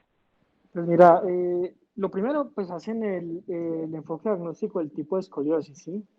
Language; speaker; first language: Spanish; native; Spanish